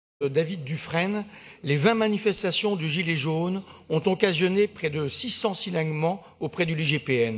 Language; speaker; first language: French; native; French